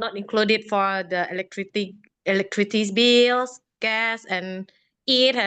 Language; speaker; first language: English; non-native, learner; Indonesian